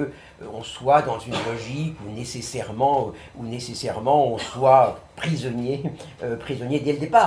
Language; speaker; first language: French; native; French